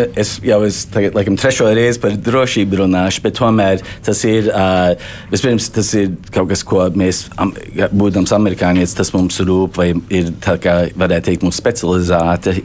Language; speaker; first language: Latvian; early bilingual, heritage; Latvian